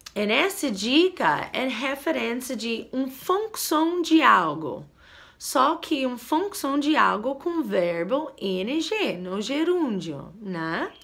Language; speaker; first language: Portuguese; non-native, fluent; English